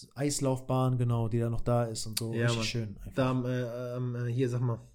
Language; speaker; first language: German; early bilingual, other home language; Albanian